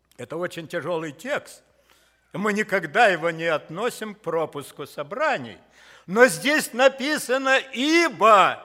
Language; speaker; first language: Russian; native; Russian